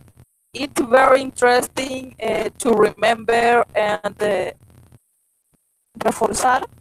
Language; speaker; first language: English; non-native, learner; Spanish